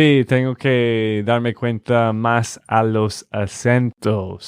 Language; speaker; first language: Spanish; non-native, fluent; English